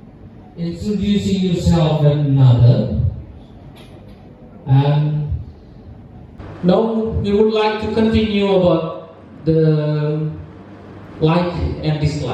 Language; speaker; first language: English; non-native, learner; Indonesian